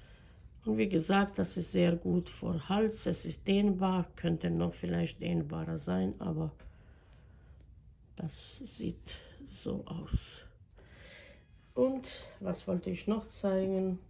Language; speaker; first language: German; non-native, fluent; Croatian